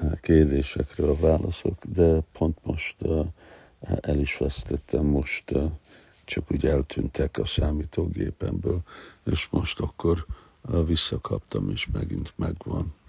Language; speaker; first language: Hungarian; early bilingual, heritage; Hungarian